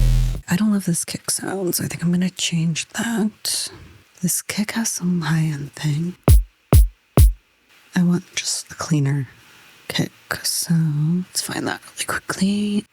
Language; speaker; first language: English; native; English